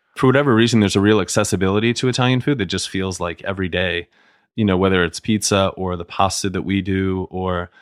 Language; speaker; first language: English; native; English